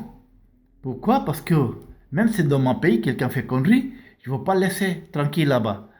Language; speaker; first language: French; non-native, learner; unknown